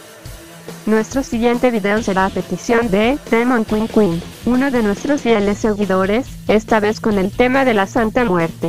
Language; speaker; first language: Spanish; native; Spanish